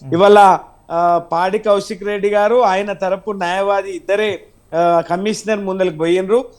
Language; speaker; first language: Telugu; native; Telugu